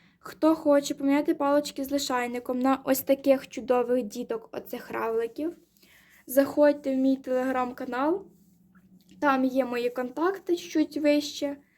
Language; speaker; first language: Ukrainian; non-native, local second language; Russian